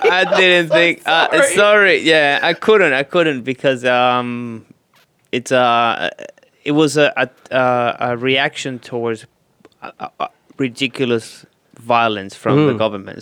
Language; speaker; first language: English; non-native, fluent; Spanish